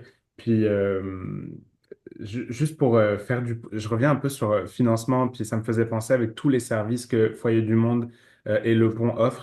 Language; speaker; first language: French; native; French